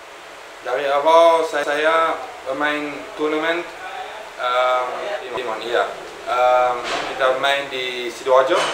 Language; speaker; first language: Indonesian; non-native, fluent; Dutch